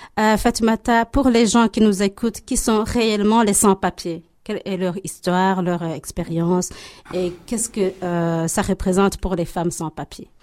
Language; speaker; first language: French; native; French